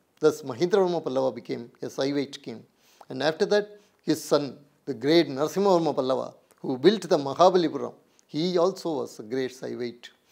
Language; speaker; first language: English; non-native, local second language; Tamil